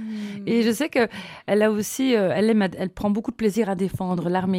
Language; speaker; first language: French; native; French